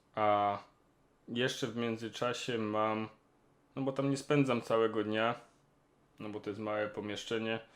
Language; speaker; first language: Polish; non-native, local second language; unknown